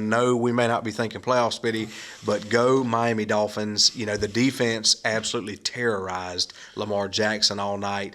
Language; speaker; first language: English; native; English